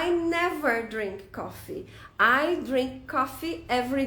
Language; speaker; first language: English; non-native, fluent; Portuguese